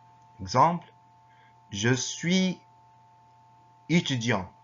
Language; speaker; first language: French; non-native, fluent; Arabic